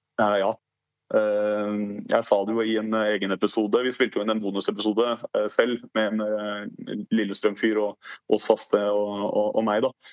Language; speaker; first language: Norwegian; native; Norwegian